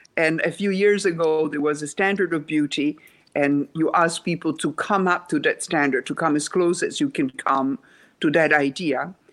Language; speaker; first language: English; non-native, fluent; Italian